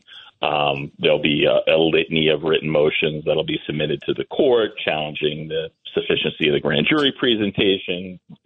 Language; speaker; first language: English; native; English